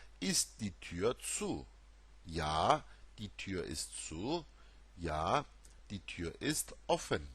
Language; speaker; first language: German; non-native, fluent; Turkish